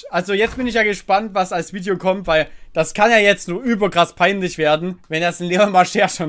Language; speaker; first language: German; native; German